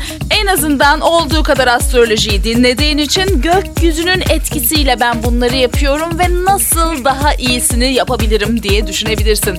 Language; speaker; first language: Turkish; native; Turkish